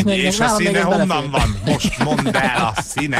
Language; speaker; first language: Hungarian; native; Hungarian